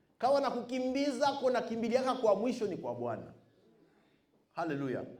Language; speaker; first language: Swahili; non-native, local second language; Bembe